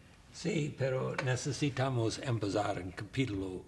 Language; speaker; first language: Spanish; non-native, learner; English